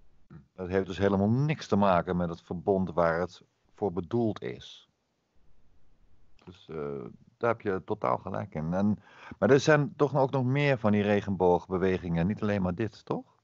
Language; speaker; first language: Dutch; native; Dutch